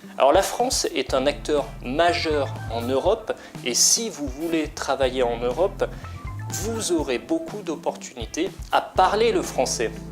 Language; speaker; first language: French; native; French